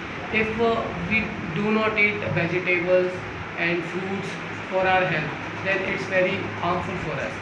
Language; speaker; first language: English; non-native, learner; Hindi